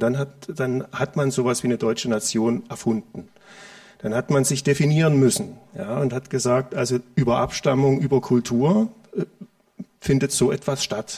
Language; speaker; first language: German; native; German